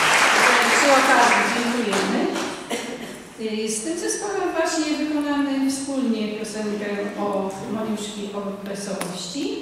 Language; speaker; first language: Polish; native; Polish